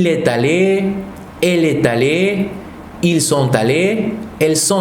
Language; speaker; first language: French; non-native, fluent; Spanish